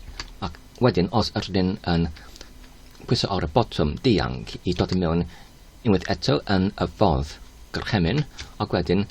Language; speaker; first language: Welsh; non-native, learner; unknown